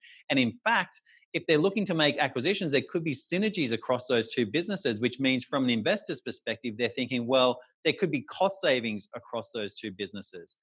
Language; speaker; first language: English; native; English